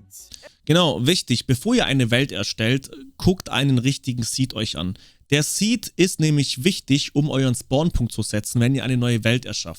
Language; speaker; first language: German; native; German